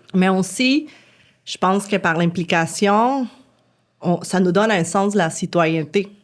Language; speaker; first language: French; non-native, fluent; Spanish